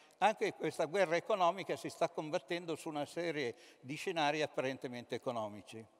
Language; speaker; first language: Italian; native; Italian